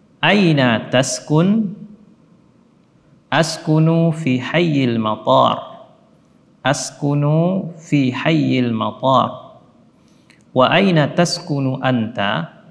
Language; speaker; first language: Arabic; non-native, fluent; Indonesian